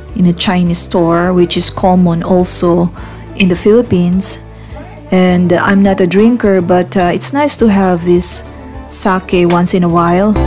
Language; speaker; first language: English; non-native, local second language; Filipino